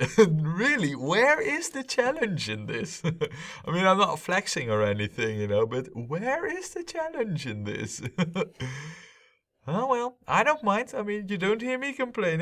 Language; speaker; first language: English; non-native, fluent; Dutch